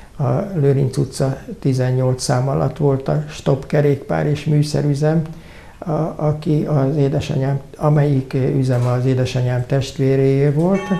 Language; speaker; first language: Hungarian; native; Hungarian